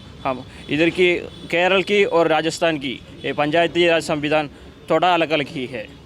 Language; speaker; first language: Hindi; non-native, local second language; Malayalam